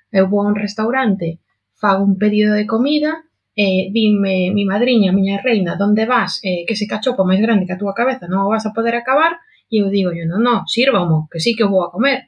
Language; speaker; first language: Galician; non-native, local second language; Spanish